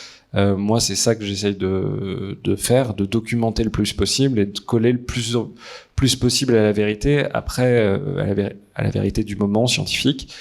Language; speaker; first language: French; native; French